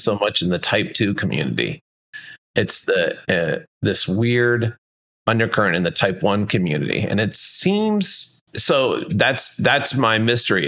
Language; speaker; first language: English; native; English